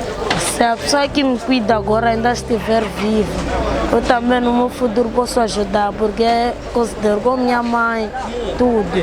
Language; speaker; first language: Portuguese; non-native, local second language; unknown